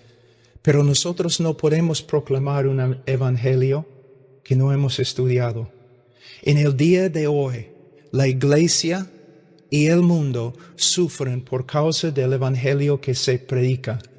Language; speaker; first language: Spanish; non-native, fluent; English